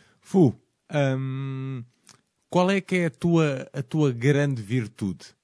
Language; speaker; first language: Portuguese; native; Portuguese